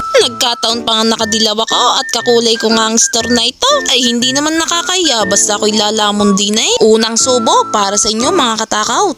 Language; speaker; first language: Filipino; native; Filipino